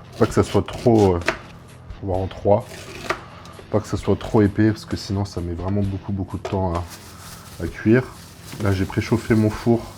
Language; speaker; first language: French; native; French